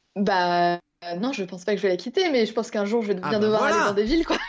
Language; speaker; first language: French; native; French